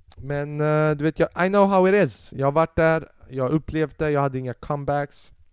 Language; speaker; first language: Swedish; early bilingual, other home language; Albanian